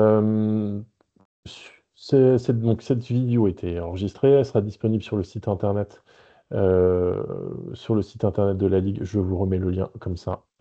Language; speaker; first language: French; native; French